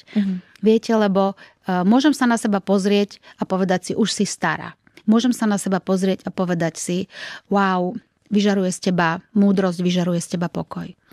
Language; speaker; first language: Slovak; native; Slovak